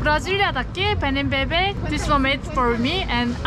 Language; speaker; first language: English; non-native, learner; Korean